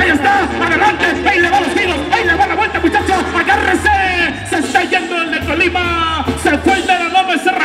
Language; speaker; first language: Spanish; native; Spanish